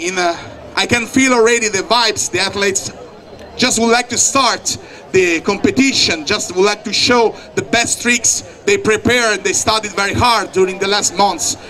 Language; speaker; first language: English; non-native, fluent; Italian